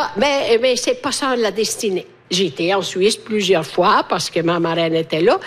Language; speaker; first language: French; non-native, fluent; Italian